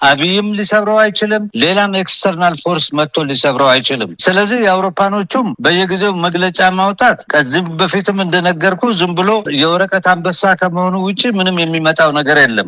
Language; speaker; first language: Amharic; non-native, local second language; Oromo